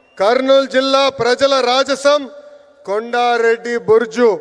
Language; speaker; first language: Telugu; native; Telugu